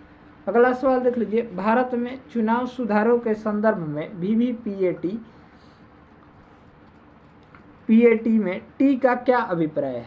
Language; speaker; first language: Hindi; native; Hindi